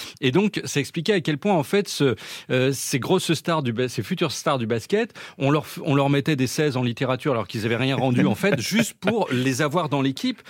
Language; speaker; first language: French; native; French